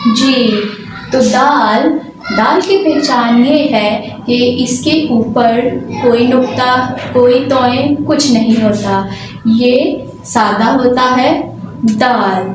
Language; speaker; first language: Urdu; non-native, local second language; Punjabi